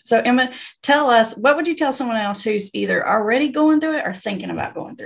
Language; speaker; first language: English; native; English